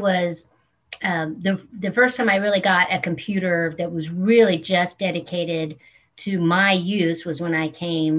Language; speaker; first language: English; native; English